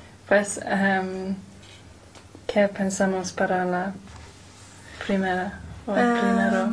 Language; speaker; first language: Spanish; non-native, learner; English